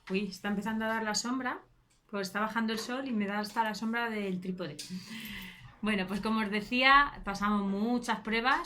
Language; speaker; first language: Spanish; native; Spanish